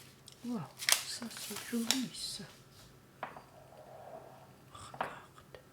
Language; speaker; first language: French; non-native, learner; Chinese